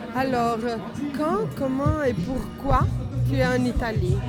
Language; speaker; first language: French; non-native, learner; Italian